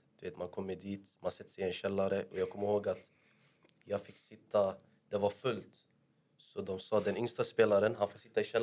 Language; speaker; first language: Swedish; early bilingual, other home language; Arabic